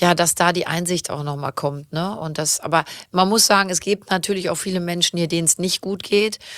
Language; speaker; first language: German; native; German